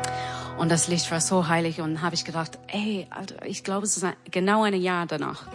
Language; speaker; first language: German; non-native, learner; English